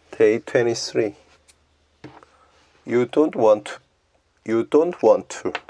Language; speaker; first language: English; non-native, learner; Korean